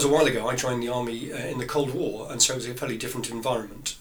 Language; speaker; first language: English; native; English